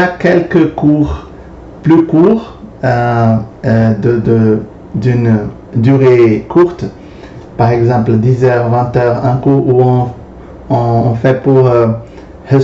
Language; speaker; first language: French; non-native, fluent; Portuguese